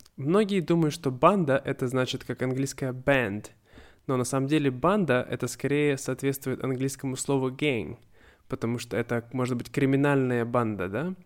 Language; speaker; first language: Russian; native; Russian